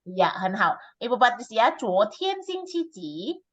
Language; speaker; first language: Chinese; non-native, fluent; Indonesian